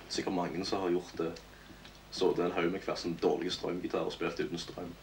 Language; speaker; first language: Norwegian; native; Norwegian